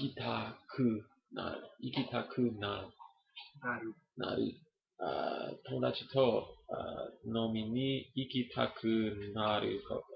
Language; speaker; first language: Japanese; non-native, learner; English